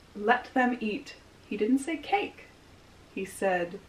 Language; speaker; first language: English; native; English